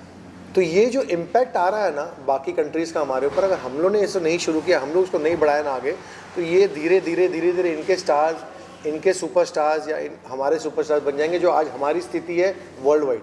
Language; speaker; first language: Hindi; native; Hindi